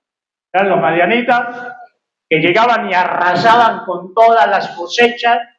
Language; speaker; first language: Spanish; native; Spanish